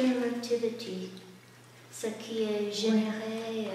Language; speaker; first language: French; non-native, fluent; English